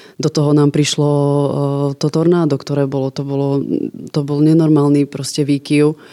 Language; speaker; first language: Slovak; native; Slovak